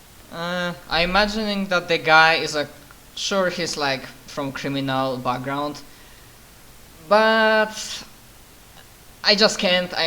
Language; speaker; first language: English; non-native, fluent; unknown